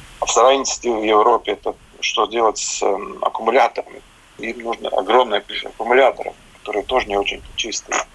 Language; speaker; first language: Russian; non-native, local second language; Latvian